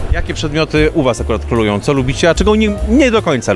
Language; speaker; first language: Polish; native; Polish